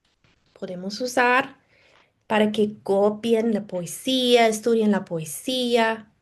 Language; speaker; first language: Spanish; non-native, fluent; English